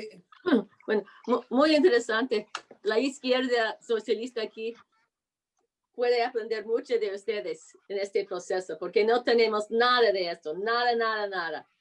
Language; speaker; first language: Spanish; non-native, fluent; English